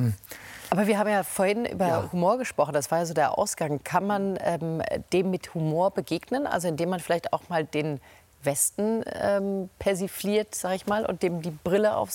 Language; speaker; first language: German; native; German